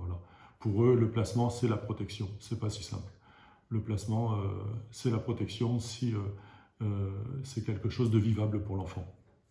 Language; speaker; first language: French; native; French